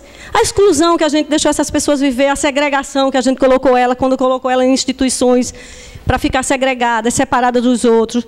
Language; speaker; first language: Portuguese; native; Portuguese